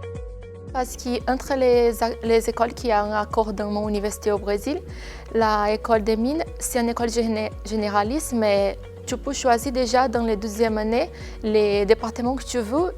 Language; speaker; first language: French; non-native, fluent; Portuguese